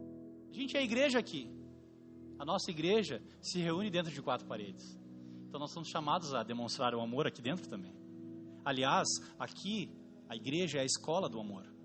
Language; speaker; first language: Portuguese; native; Portuguese